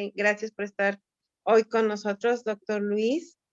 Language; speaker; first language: Spanish; native; Spanish